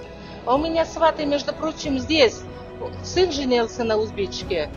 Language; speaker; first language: Russian; non-native, local second language; Kazakh